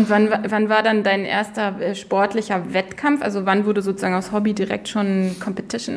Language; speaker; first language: German; native; German